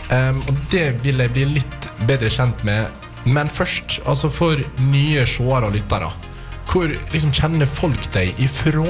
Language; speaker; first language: Norwegian; native; Norwegian